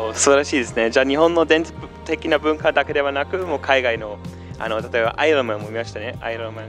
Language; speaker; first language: Japanese; non-native, fluent; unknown